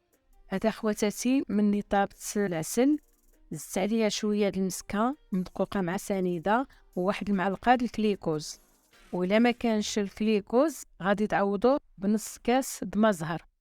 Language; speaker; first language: Arabic; native; Arabic